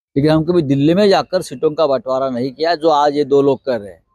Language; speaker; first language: Hindi; non-native, local second language; Marathi